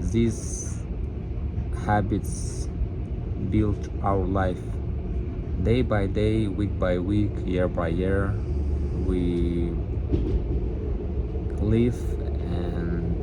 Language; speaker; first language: English; non-native, learner; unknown